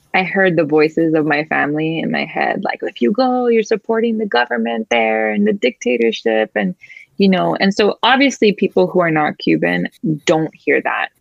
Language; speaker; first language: English; early bilingual, other home language; Spanish